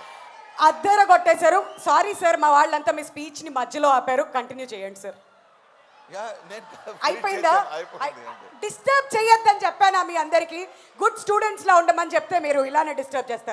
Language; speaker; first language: Telugu; native; Telugu